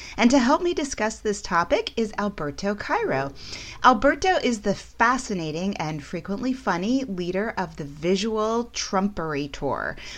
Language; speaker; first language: English; native; English